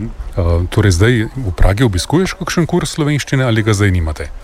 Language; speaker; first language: Slovenian; native; Slovenian